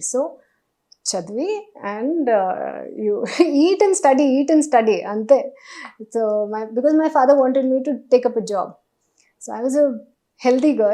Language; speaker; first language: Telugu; non-native, learner; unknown